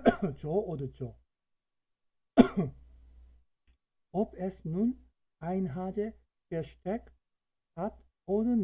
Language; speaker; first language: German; non-native, fluent; Korean